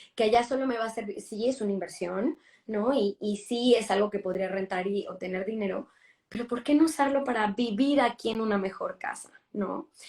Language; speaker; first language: Spanish; native; Spanish